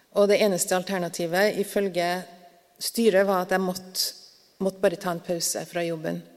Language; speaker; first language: Norwegian; native; Norwegian